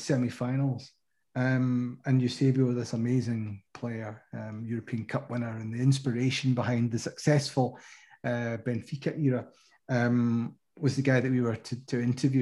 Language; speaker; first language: English; native; English